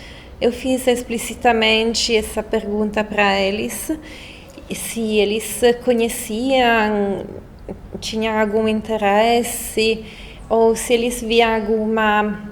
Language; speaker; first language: Portuguese; non-native, fluent; Italian